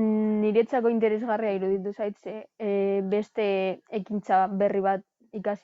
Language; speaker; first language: Basque; non-native, local second language; Spanish